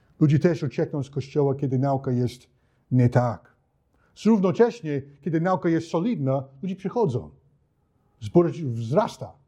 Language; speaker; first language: Polish; non-native, fluent; English